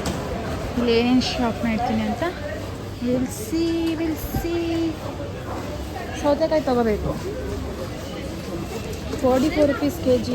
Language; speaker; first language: Kannada; native; Kannada